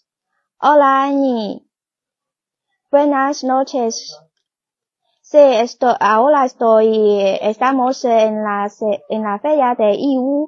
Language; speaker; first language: Spanish; non-native, learner; Chinese